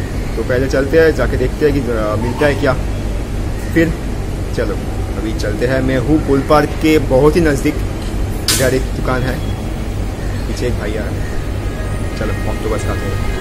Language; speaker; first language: Hindi; non-native, local second language; Bangla